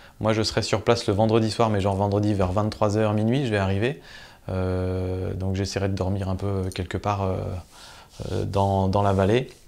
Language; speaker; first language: French; native; French